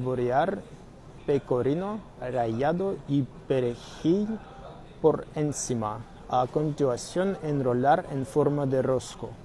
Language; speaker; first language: Spanish; non-native, learner; Russian